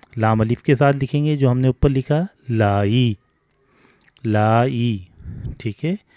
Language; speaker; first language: Urdu; native; Urdu